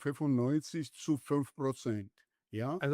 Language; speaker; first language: German; non-native, learner; Georgian